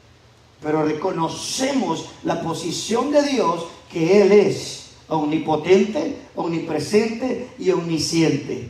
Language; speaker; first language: Spanish; native; Spanish